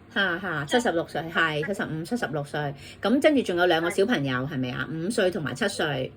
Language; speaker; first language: Cantonese; native; Cantonese